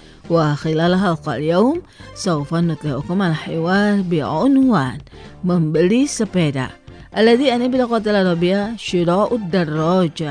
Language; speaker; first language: Arabic; non-native, fluent; Indonesian